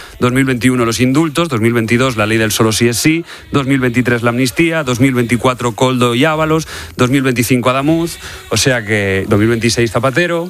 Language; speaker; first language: Spanish; native; Spanish